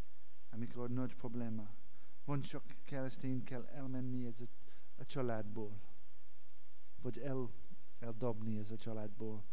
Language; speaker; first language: Hungarian; non-native, learner; English